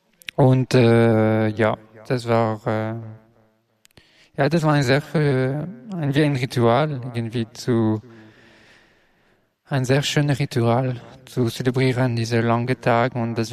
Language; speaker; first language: German; non-native, learner; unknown